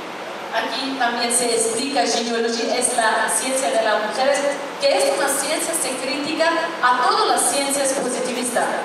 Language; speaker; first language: Spanish; non-native, fluent; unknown